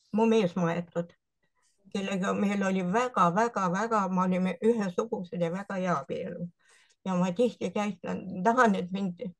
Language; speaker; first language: Estonian; native; Estonian